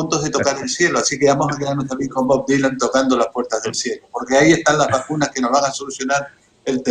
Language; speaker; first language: Spanish; native; Spanish